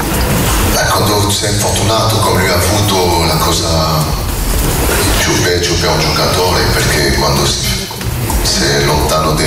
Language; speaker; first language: Italian; non-native, learner; French